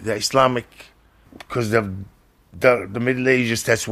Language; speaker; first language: English; non-native, fluent; Arabic